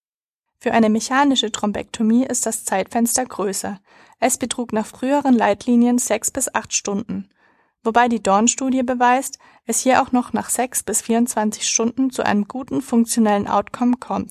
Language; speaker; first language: German; native; German